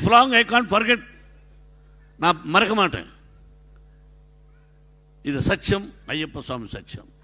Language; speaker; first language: Tamil; non-native, learner; Telugu